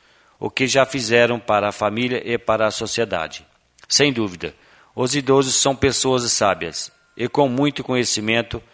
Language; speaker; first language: Portuguese; native; Portuguese